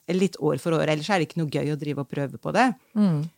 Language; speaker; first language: Norwegian; native; Norwegian